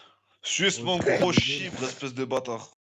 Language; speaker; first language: French; native; French